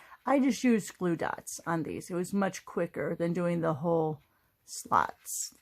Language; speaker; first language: English; native; English